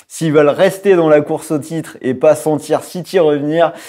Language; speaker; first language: French; native; French